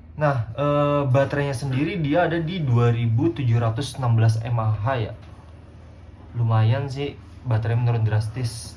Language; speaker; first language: Indonesian; native; Indonesian